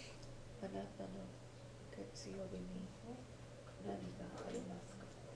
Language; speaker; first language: Japanese; non-native, learner; English